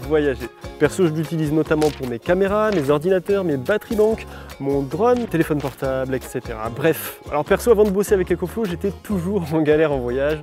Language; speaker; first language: French; native; French